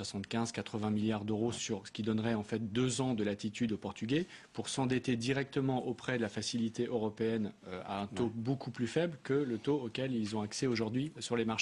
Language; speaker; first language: French; native; French